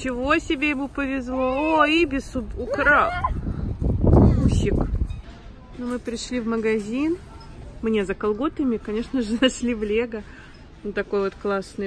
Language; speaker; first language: Russian; native; Russian